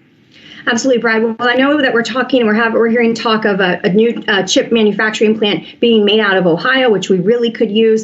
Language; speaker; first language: English; native; English